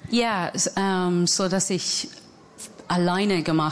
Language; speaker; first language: German; non-native, fluent; English